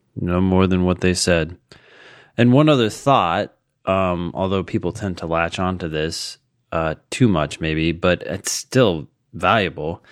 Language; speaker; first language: English; native; English